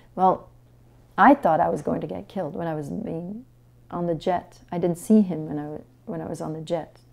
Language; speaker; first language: English; non-native, fluent; French